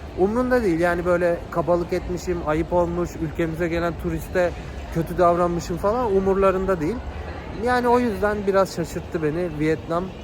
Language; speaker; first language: Turkish; native; Turkish